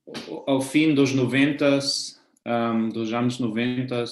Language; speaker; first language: Portuguese; non-native, fluent; German